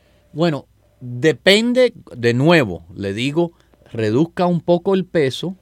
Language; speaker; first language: Spanish; native; Spanish